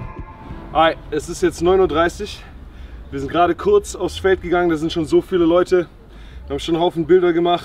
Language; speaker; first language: German; native; German